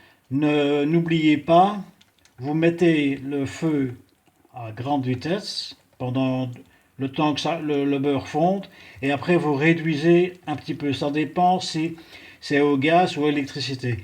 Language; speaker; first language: French; native; French